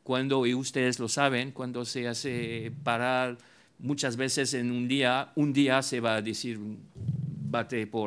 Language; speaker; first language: Spanish; non-native, fluent; French